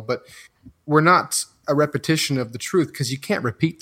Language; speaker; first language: English; non-native, fluent; French